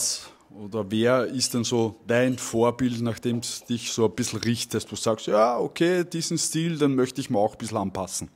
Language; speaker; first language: German; native; German